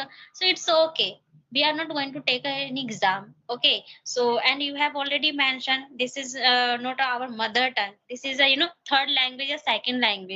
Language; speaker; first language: English; non-native, learner; Hindi